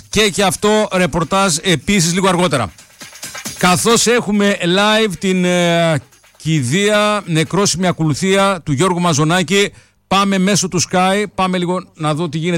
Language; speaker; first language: Greek; native; Greek